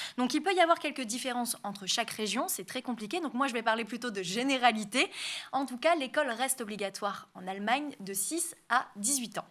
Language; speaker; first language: French; native; French